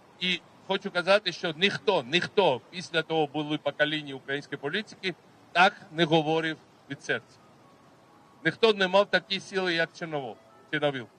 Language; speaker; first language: Ukrainian; non-native, fluent; Georgian